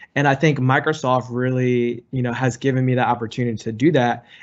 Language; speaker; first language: English; native; English